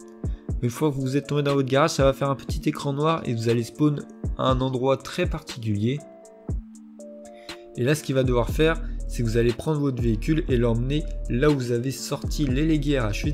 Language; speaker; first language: French; native; French